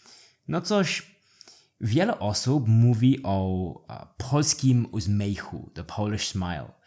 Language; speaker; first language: Polish; non-native, learner; English